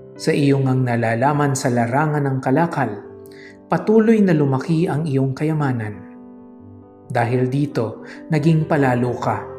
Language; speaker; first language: Filipino; native; Filipino